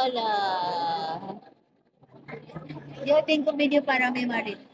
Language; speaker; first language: Spanish; non-native, learner; Filipino